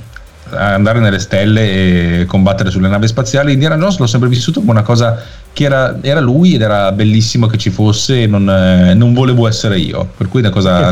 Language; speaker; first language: Italian; native; Italian